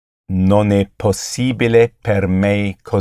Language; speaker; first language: Italian; non-native, learner; English